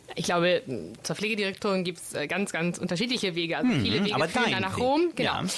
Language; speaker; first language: German; non-native, fluent; Italian